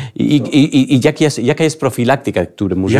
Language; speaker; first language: Polish; non-native, learner; Spanish